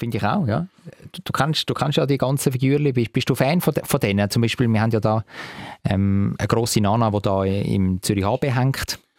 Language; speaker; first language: German; native; German